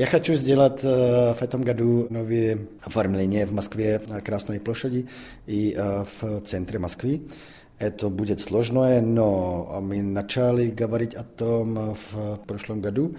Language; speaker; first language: Russian; non-native, fluent; Czech